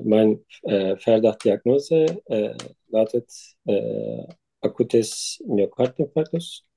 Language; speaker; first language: German; non-native, learner; Turkish